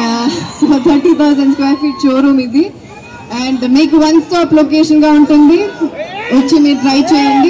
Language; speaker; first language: Telugu; non-native, local second language; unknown